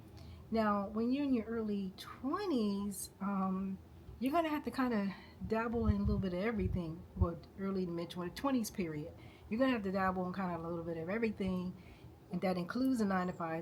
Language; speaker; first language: English; native; English